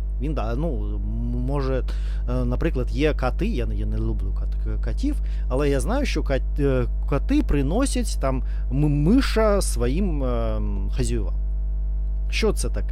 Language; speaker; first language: Ukrainian; non-native, learner; Russian